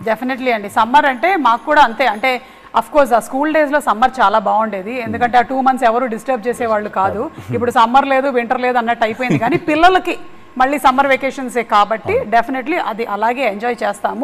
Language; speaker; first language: Telugu; native; Telugu